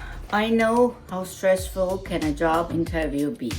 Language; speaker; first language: English; non-native, fluent; Turkish